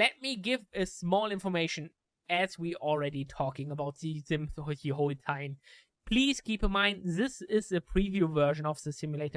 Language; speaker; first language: English; non-native, fluent; German